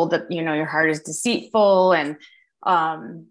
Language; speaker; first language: English; native; English